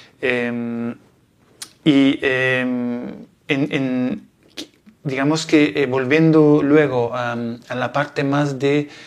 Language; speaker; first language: Spanish; non-native, fluent; Italian